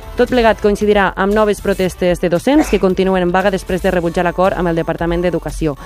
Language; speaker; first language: Catalan; native; Catalan